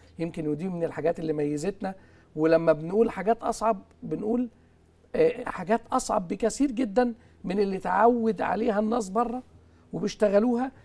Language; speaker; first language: Arabic; native; Arabic